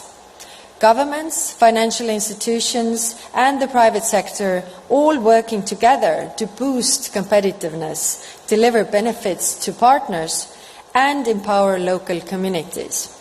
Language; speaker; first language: English; non-native, fluent; Estonian